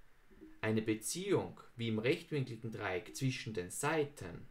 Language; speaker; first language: German; native; German